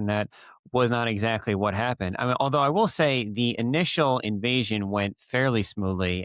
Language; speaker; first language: English; native; English